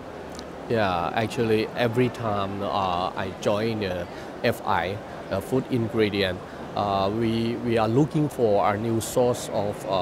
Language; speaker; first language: English; non-native, learner; Thai